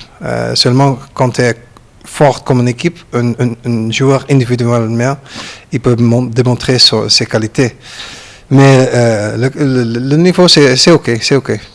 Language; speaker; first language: French; non-native, learner; Dutch